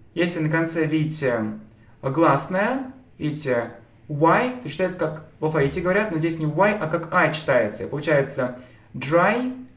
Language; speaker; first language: Russian; native; Russian